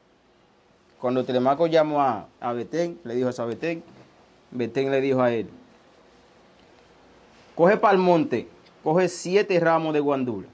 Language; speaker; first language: Spanish; early bilingual, other home language; Haitian Creole